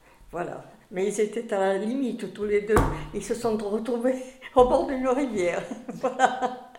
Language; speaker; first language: French; native; French